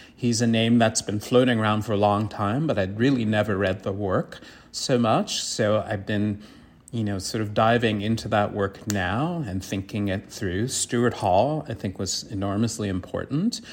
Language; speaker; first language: English; native; English